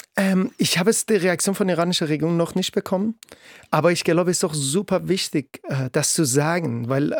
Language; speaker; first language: German; non-native, fluent; Persian